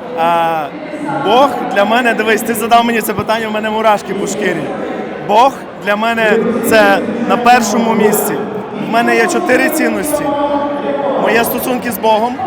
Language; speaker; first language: Ukrainian; non-native, fluent; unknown